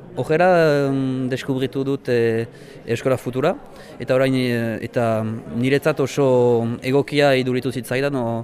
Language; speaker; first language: Basque; non-native, local second language; French